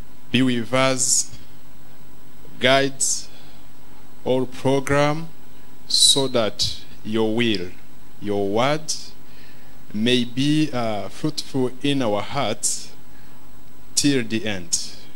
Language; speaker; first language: English; non-native, local second language; Kinyarwanda